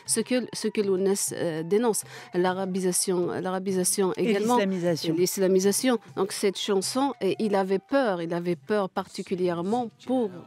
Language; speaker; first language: French; non-native, local second language; Kabyle